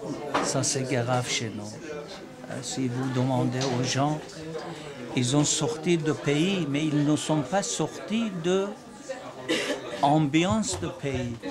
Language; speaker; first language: French; non-native, learner; Persian